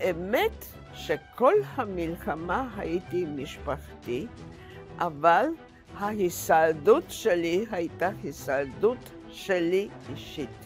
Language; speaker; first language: Hebrew; non-native, fluent; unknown